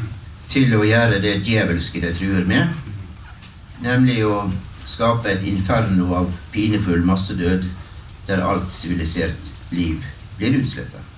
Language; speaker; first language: Norwegian; native; Norwegian